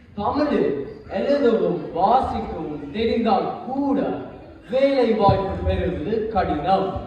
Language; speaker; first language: Tamil; early bilingual, heritage; Tamil